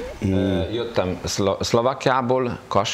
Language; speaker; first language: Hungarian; non-native, fluent; Polish